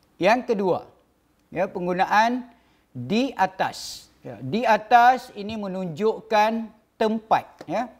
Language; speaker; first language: Malay; native; Malay